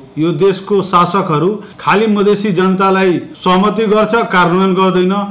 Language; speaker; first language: Nepali; non-native, local second language; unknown